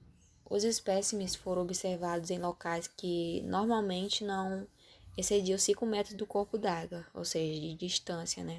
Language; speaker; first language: Portuguese; native; Portuguese